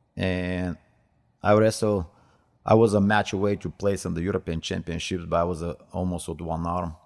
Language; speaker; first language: English; non-native, learner; Bulgarian